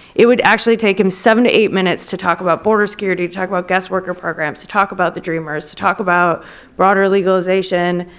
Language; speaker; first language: English; native; English